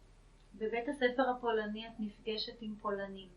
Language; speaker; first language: Hebrew; native; Hebrew